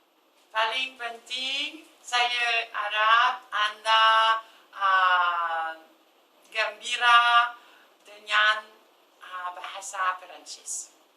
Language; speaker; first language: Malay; non-native, learner; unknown